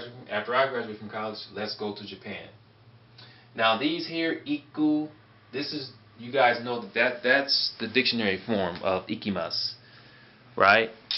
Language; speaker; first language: English; native; English